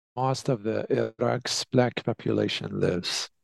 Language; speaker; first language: English; non-native, fluent; Arabic